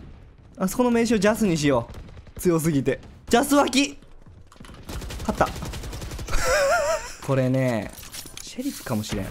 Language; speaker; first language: Japanese; native; Japanese